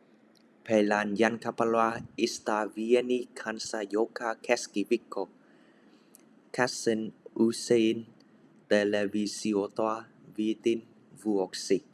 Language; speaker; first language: Finnish; non-native, learner; Vietnamese